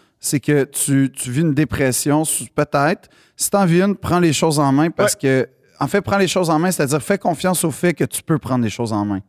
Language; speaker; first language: French; native; French